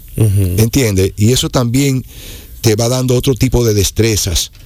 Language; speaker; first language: Spanish; native; Spanish